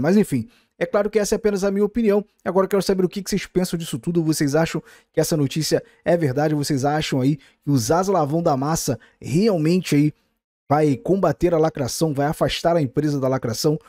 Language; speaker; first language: Portuguese; native; Portuguese